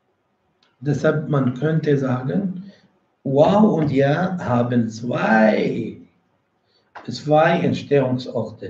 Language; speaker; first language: German; non-native, fluent; Arabic